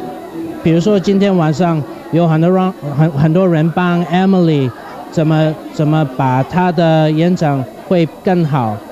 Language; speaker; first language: Chinese; non-native, fluent; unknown